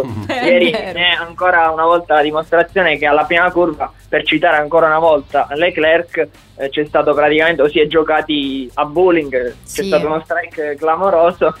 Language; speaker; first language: Italian; native; Italian